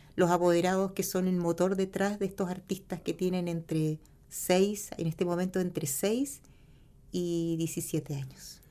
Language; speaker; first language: Spanish; native; Spanish